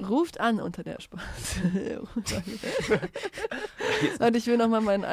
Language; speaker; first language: German; native; German